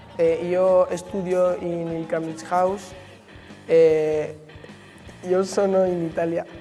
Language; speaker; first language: Italian; non-native, learner; Spanish